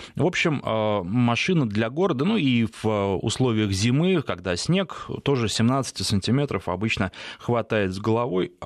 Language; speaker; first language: Russian; native; Russian